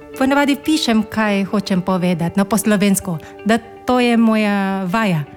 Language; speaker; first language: Slovenian; non-native, learner; Filipino